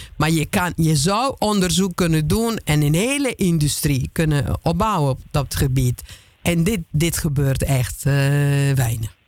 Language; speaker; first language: Dutch; non-native, fluent; Italian